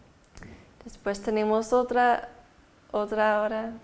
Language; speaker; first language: Spanish; early bilingual, heritage; Spanish